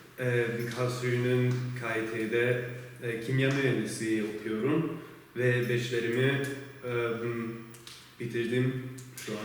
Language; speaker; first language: Turkish; early bilingual, heritage; Turkish